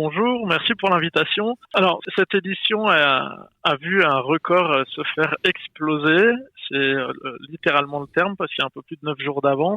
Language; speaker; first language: French; native; French